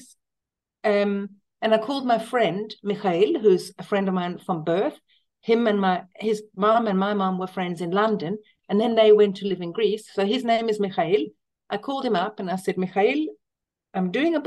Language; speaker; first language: English; native; English